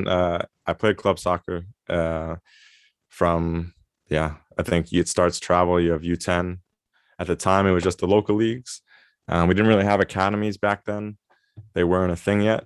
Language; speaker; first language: English; native; English